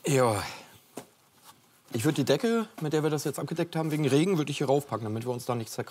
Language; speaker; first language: German; native; German